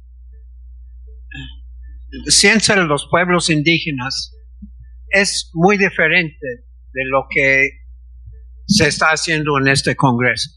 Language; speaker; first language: Spanish; non-native, fluent; English